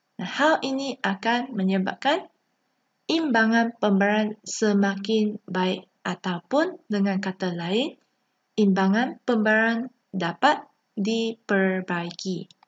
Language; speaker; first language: Malay; non-native, local second language; Chinese